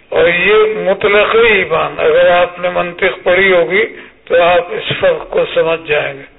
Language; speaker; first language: Urdu; native; Urdu